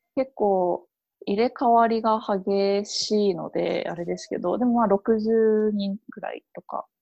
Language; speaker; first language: Japanese; native; Japanese